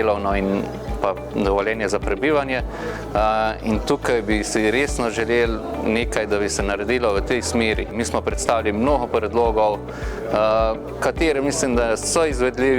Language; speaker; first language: Slovenian; native; Slovenian